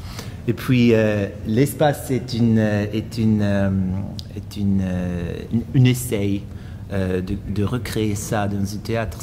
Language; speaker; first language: French; non-native, fluent; German